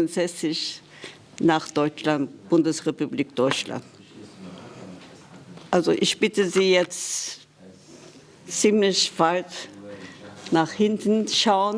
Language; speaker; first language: German; non-native, fluent; Kurdish